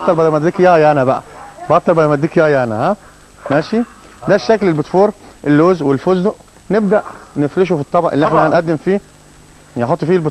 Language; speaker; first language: Arabic; native; Arabic